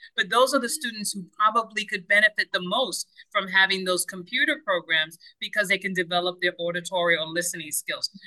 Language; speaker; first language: English; non-native, fluent; Spanish